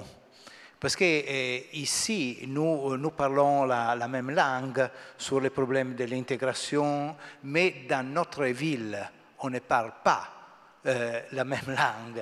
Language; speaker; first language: French; non-native, fluent; Italian